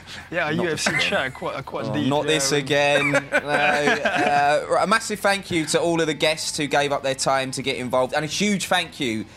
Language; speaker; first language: English; early bilingual, other home language; French